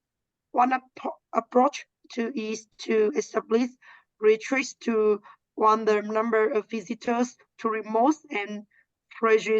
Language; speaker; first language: English; non-native, learner; Vietnamese